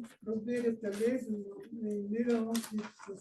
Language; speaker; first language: Dutch; non-native, learner; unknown